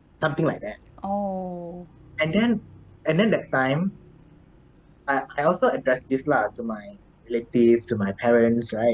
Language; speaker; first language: English; non-native, local second language; Thai